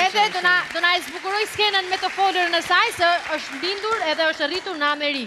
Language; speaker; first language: Albanian; native; Albanian